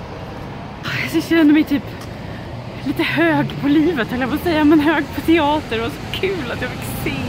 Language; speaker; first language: Swedish; native; Swedish